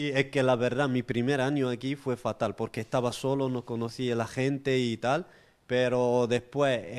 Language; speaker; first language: Spanish; non-native, local second language; Arabic